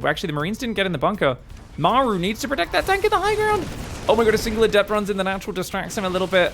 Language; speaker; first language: English; native; English